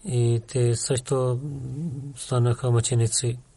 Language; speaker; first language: Bulgarian; non-native, learner; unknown